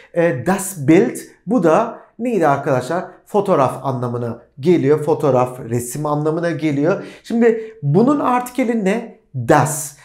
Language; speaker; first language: Turkish; native; Turkish